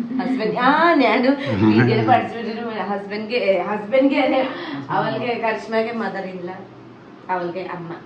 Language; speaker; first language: Malayalam; non-native, learner; Nepali